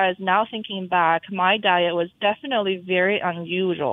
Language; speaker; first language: English; non-native, fluent; Chinese